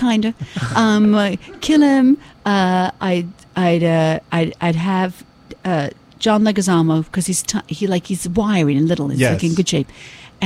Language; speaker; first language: English; native; English